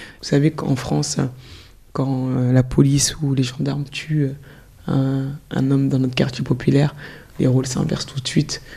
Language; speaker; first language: French; early bilingual, other home language; Soninke